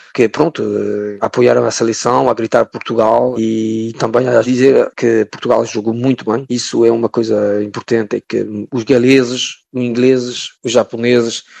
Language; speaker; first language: Portuguese; early bilingual, heritage; French